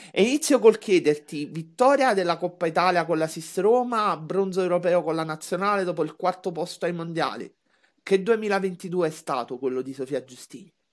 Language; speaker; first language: Italian; native; Italian